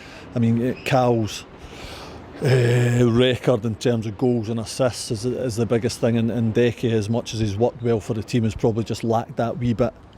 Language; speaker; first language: English; native; English